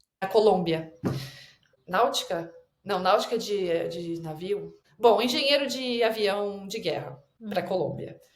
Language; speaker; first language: Portuguese; native; Portuguese